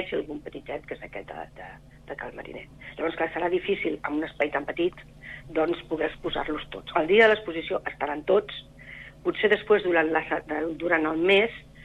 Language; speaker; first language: Catalan; native; Catalan